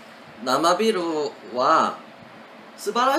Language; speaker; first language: Japanese; non-native, learner; Korean